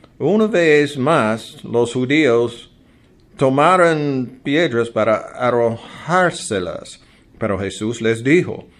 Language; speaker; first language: Spanish; non-native, learner; English